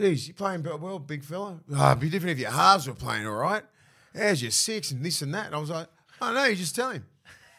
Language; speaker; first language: English; native; English